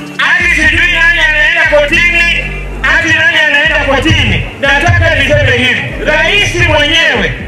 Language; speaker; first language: Swahili; native; Swahili